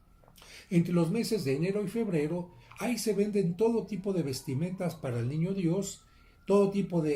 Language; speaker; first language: Spanish; native; Spanish